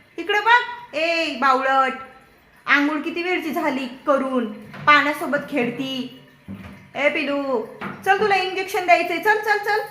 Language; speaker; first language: Marathi; non-native, local second language; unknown